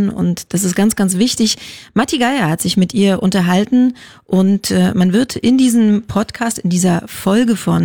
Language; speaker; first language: German; native; German